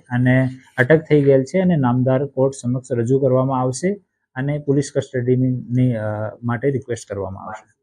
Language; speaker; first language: Hindi; non-native, local second language; Gujarati